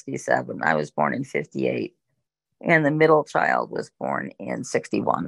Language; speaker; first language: English; native; English